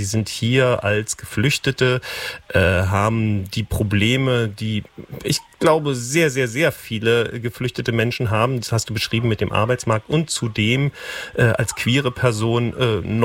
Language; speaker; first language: German; native; German